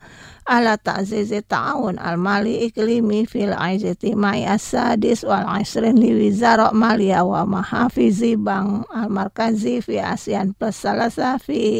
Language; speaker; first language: Arabic; non-native, learner; Indonesian